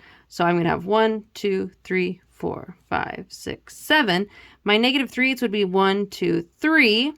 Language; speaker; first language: English; native; English